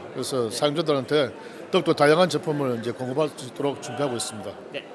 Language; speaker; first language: Korean; native; Korean